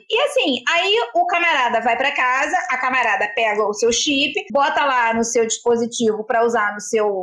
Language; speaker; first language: Portuguese; native; Portuguese